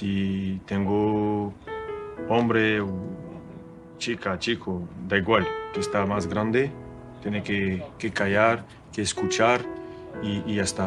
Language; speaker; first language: Spanish; non-native, learner; French